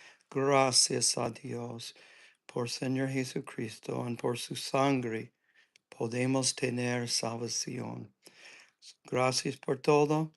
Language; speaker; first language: Spanish; non-native, learner; English